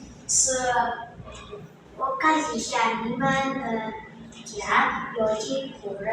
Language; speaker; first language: Chinese; non-native, learner; Indonesian